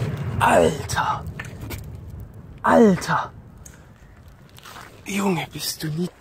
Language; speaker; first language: German; native; German